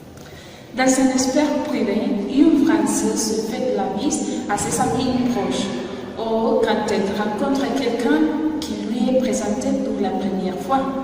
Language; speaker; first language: French; non-native, learner; Spanish